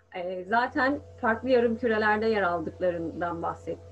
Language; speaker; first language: Turkish; native; Turkish